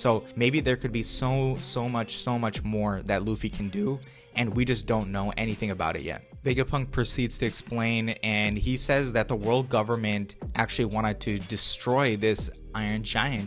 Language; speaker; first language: English; native; English